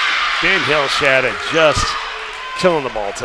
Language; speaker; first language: English; native; English